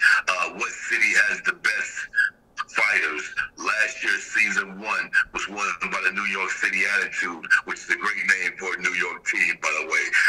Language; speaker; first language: English; native; English